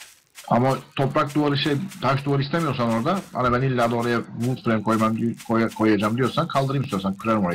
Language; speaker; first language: Turkish; native; Turkish